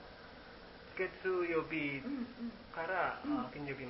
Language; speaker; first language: Japanese; non-native, learner; Indonesian